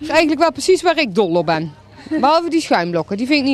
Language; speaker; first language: Dutch; native; Dutch